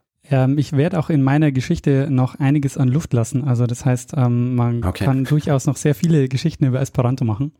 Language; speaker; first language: German; native; German